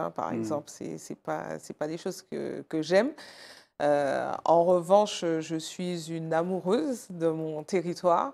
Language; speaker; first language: French; native; French